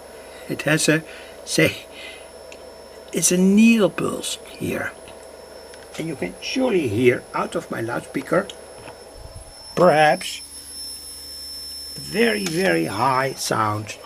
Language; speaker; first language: English; non-native, fluent; Dutch